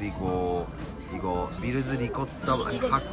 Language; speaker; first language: Korean; non-native, fluent; Japanese